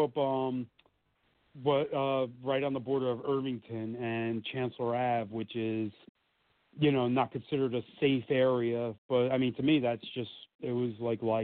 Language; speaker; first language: English; native; English